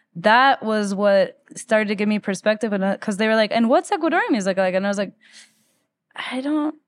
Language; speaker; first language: English; early bilingual, other home language; Spanish